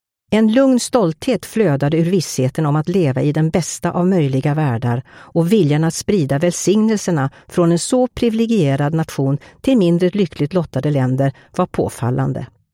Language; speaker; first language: Swedish; native; Swedish